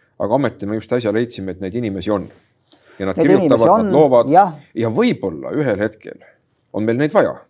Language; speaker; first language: Estonian; native; Estonian